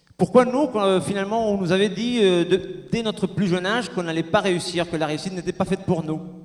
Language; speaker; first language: French; non-native, fluent; Spanish